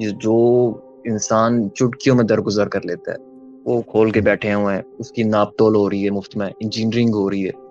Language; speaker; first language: Urdu; early bilingual, heritage; Urdu